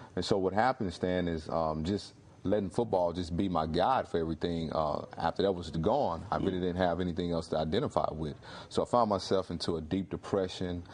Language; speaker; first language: English; native; English